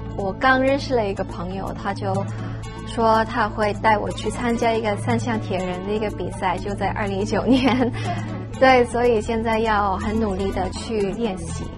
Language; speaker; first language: Chinese; non-native, local second language; Cantonese